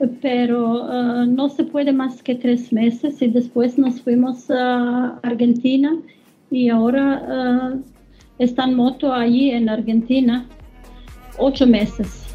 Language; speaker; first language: Spanish; non-native, learner; German